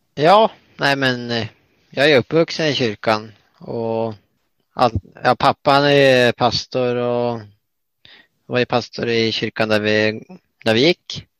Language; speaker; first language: Swedish; native; Swedish